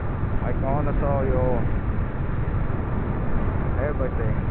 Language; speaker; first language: English; non-native, learner; Finnish